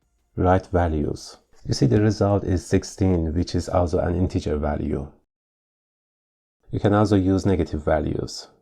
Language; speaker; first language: English; non-native, fluent; Persian